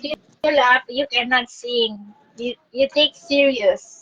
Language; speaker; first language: English; non-native, local second language; Filipino